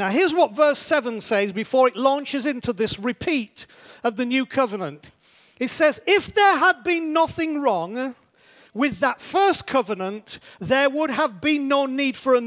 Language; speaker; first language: English; native; English